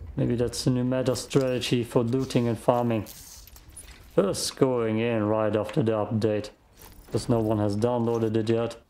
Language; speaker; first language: English; non-native, fluent; German